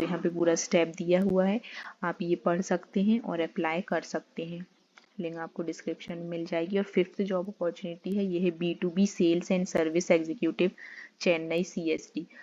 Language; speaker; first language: Hindi; native; Hindi